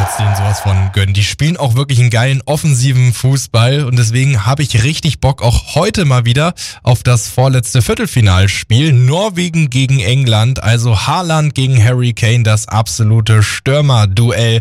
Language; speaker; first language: German; native; German